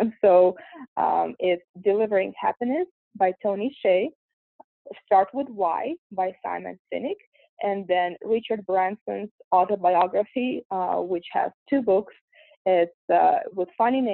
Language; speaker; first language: English; non-native, fluent; Russian